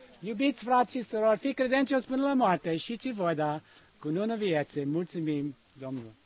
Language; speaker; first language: Romanian; non-native, learner; English